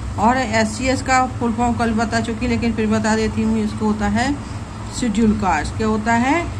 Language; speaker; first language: Hindi; native; Hindi